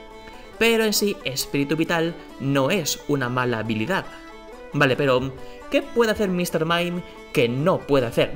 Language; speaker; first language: Spanish; native; Spanish